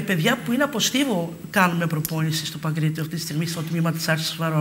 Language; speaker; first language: Greek; native; Greek